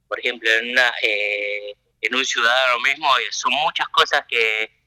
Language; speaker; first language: Spanish; early bilingual, other home language; Japanese